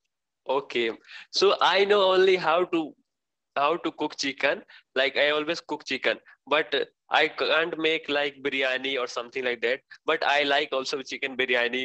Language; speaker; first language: English; non-native, learner; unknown